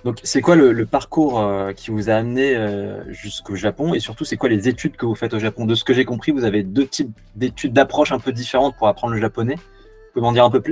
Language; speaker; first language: French; native; French